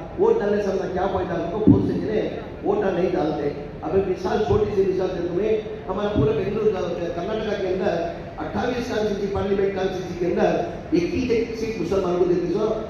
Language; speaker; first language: Hindi; native; Hindi